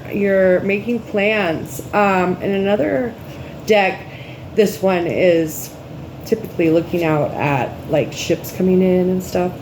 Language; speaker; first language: English; native; English